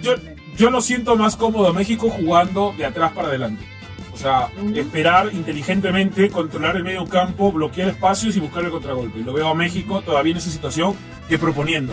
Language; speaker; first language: Spanish; native; Spanish